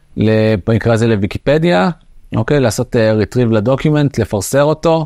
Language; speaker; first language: Hebrew; native; Hebrew